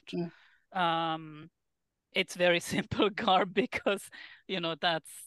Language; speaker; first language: English; non-native, fluent; Finnish